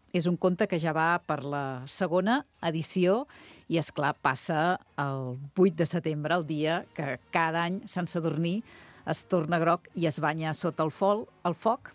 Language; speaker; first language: Catalan; native; Catalan